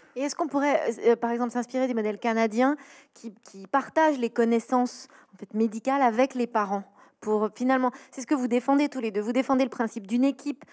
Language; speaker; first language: French; native; French